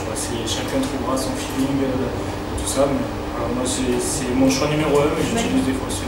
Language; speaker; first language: French; native; French